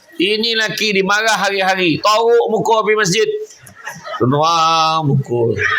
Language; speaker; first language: Malay; native; Malay